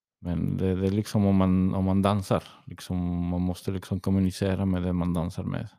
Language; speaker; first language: Swedish; early bilingual, heritage; English